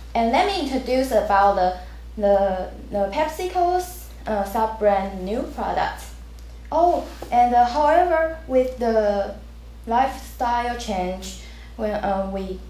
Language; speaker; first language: English; non-native, learner; Chinese